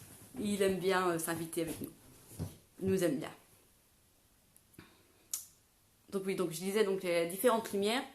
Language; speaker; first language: French; native; French